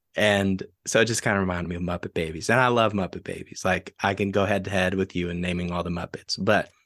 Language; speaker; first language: English; native; English